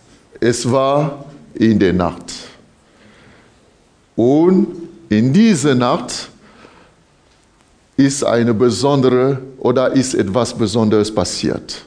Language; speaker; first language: German; non-native, fluent; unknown